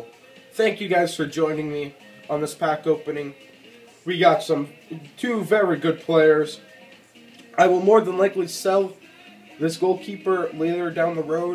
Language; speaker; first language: English; native; English